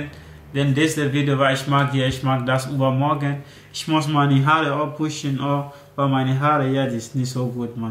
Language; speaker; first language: German; non-native, learner; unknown